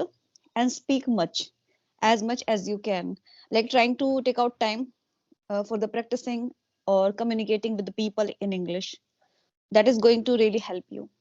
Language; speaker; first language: English; non-native, local second language; Hindi